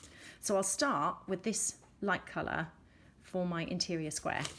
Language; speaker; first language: English; native; English